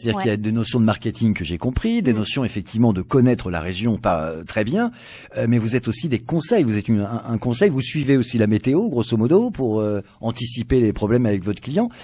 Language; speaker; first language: French; native; French